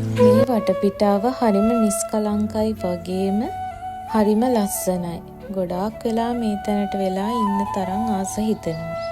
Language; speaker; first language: Sinhala; native; Sinhala